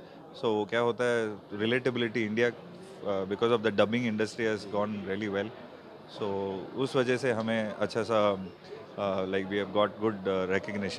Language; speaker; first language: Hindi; non-native, local second language; Tamil